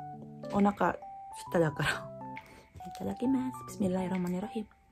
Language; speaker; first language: Japanese; non-native, learner; Indonesian